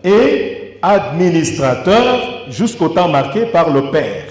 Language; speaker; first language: French; non-native, local second language; Swahili